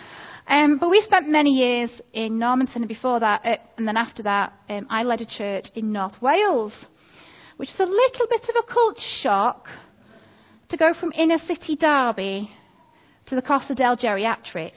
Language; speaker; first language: English; native; English